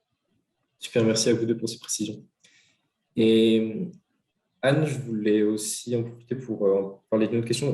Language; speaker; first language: French; native; French